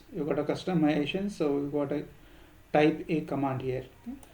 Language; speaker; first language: English; non-native, local second language; Kannada